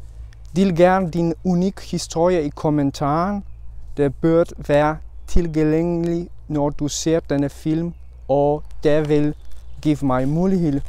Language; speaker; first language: Danish; non-native, learner; Polish